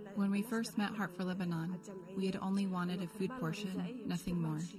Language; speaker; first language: English; non-native, fluent; Kurdish